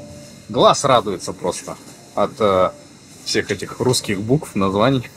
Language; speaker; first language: Russian; native; Russian